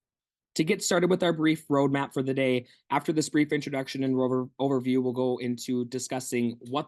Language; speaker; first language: English; native; English